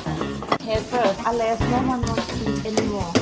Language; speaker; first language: English; non-native, learner; Thai